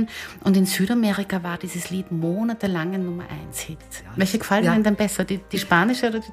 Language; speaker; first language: German; native; German